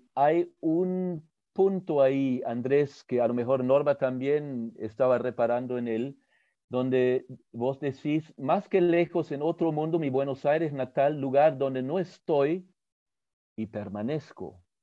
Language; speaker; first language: Spanish; early bilingual, other home language; German